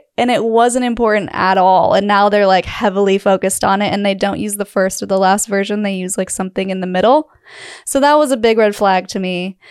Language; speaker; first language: English; native; English